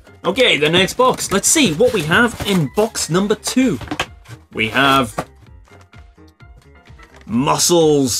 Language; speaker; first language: English; native; English